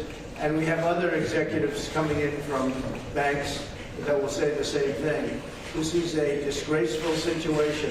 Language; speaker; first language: English; native; English